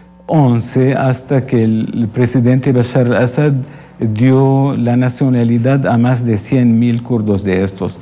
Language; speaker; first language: Spanish; non-native, fluent; Arabic